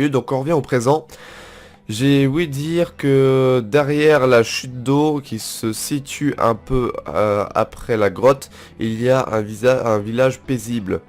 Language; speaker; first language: French; native; French